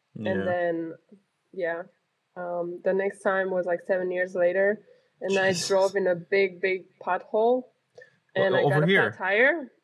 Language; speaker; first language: English; non-native, fluent; Romanian